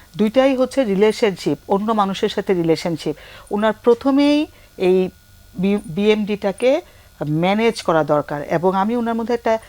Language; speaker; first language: Bangla; native; Bangla